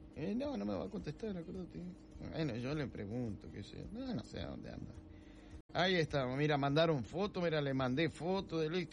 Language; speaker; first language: Spanish; native; Spanish